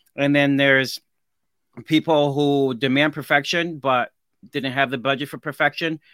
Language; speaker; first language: English; native; English